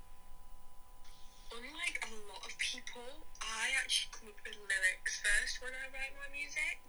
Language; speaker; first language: English; native; English